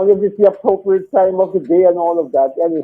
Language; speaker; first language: English; native; English